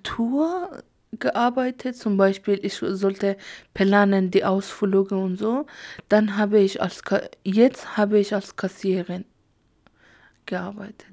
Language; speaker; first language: German; non-native, learner; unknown